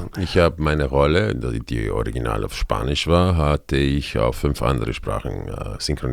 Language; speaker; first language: German; non-native, fluent; Croatian